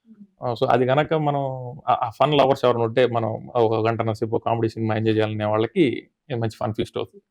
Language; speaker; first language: Telugu; native; Telugu